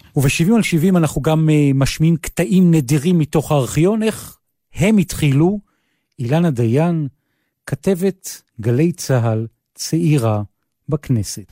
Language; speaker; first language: Hebrew; native; Hebrew